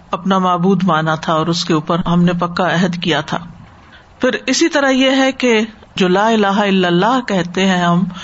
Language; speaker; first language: Urdu; native; Urdu